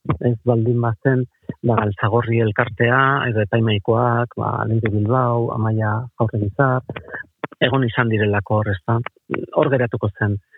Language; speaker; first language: Basque; non-native, local second language; Spanish